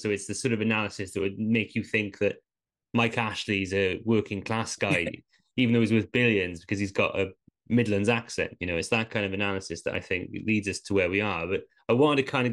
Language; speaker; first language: English; native; English